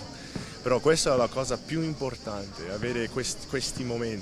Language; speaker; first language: Italian; early bilingual, other home language; English